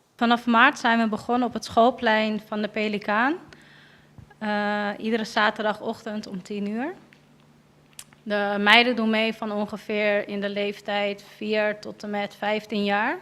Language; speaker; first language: Dutch; native; Dutch